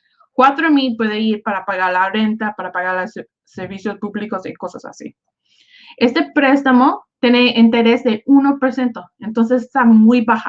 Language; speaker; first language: Spanish; early bilingual, other home language; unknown